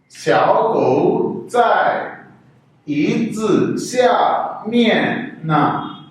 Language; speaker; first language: Chinese; non-native, fluent; Urdu